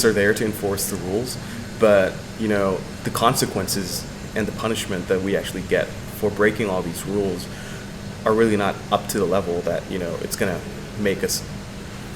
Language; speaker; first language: English; non-native, fluent; Thai